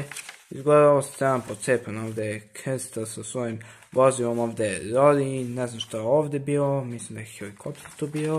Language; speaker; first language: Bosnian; early bilingual, heritage; Bosnian